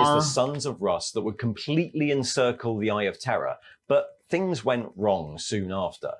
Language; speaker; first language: English; native; English